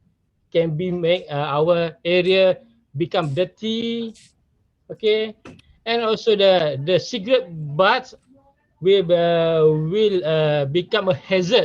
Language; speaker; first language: English; non-native, learner; Malay